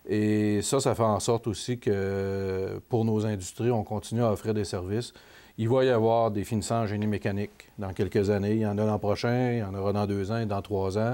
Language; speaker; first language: French; native; French